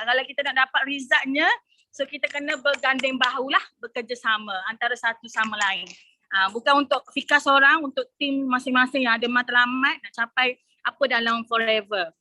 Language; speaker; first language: Malay; native; Malay